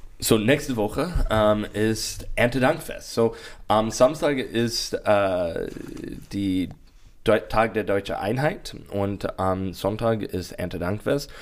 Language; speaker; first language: German; non-native, learner; English